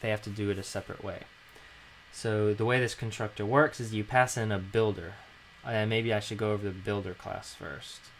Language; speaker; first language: English; native; English